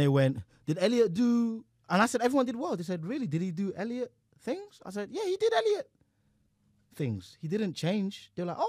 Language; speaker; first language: English; non-native, local second language; Yoruba